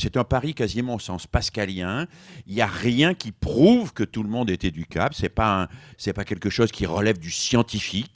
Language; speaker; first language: French; native; French